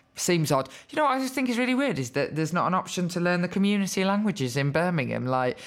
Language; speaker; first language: English; native; English